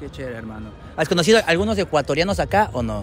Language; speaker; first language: Spanish; native; Spanish